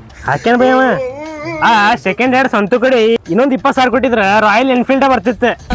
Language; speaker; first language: Kannada; native; Kannada